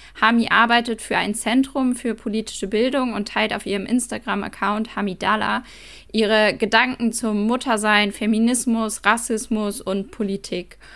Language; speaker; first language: German; native; German